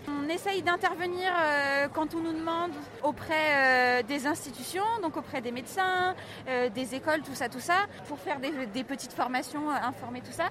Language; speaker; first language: French; native; French